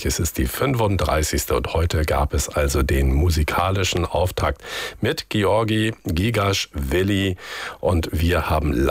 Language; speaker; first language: German; native; German